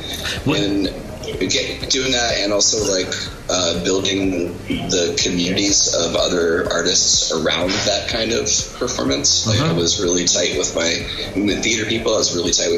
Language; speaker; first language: English; native; English